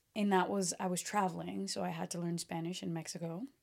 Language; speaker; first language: English; early bilingual, other home language; Portuguese